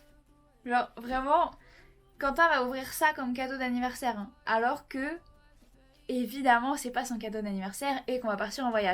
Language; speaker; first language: French; native; French